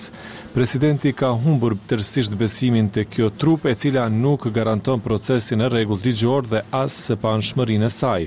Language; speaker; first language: Albanian; native; Albanian